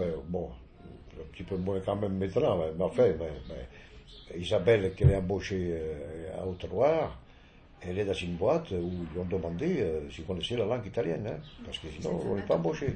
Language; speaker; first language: French; non-native, fluent; Italian